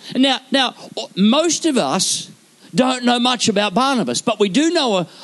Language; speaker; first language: English; native; English